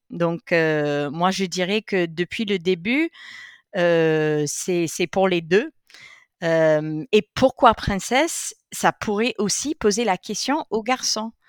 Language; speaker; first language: French; non-native, fluent; English